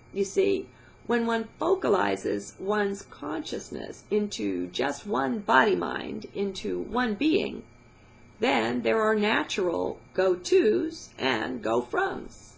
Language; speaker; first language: English; native; English